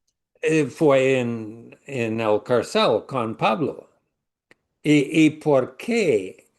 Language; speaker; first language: Spanish; non-native, learner; English